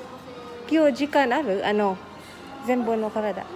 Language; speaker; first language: Japanese; non-native, learner; Filipino